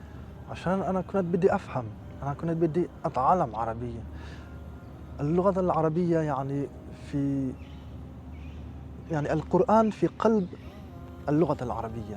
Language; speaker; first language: Arabic; non-native, fluent; French